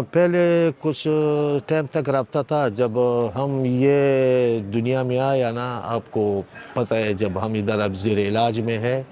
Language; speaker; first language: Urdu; non-native, fluent; Pashto